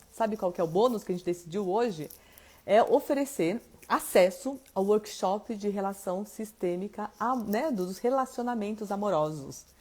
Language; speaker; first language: Portuguese; native; Portuguese